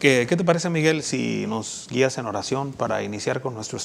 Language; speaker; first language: Spanish; native; Spanish